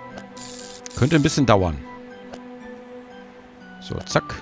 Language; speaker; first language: German; native; German